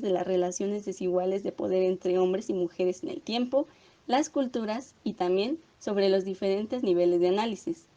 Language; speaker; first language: Spanish; native; Spanish